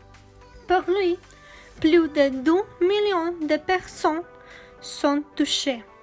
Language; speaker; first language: French; non-native, learner; Spanish